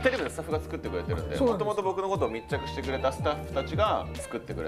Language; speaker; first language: Japanese; native; Japanese